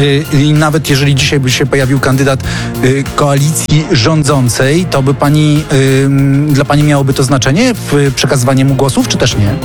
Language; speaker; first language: Polish; native; Polish